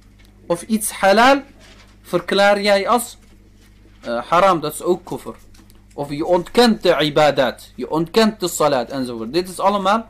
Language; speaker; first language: Dutch; early bilingual, other home language; Turkish